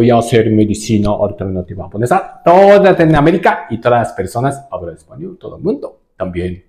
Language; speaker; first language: Spanish; non-native, learner; Japanese